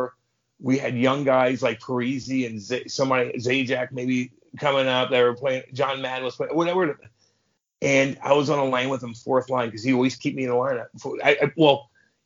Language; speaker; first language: English; native; English